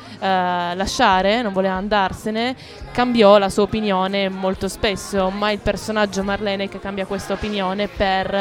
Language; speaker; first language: Italian; native; Italian